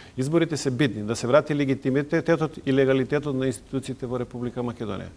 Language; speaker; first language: Macedonian; non-native, local second language; Serbian